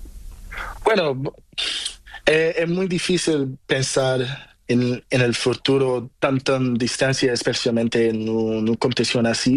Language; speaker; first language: Spanish; non-native, learner; Portuguese